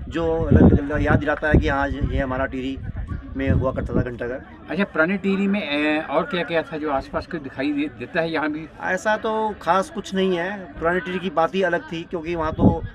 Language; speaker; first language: Hindi; native; Hindi